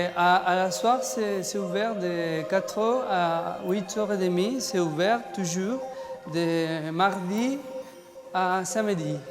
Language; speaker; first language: French; non-native, fluent; Spanish